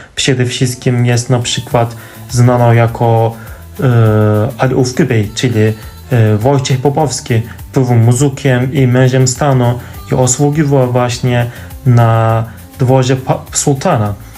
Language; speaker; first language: Polish; non-native, fluent; Turkish